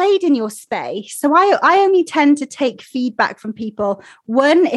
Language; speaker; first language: English; native; English